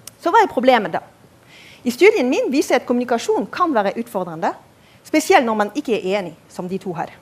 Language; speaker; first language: Norwegian; non-native, fluent; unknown